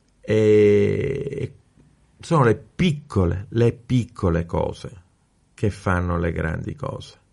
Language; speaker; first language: Italian; native; Italian